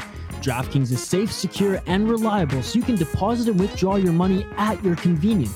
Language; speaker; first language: English; native; English